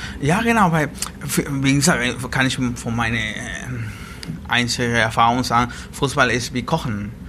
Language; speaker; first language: German; non-native, learner; Spanish